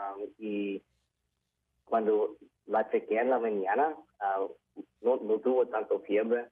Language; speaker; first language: Spanish; early bilingual, heritage; English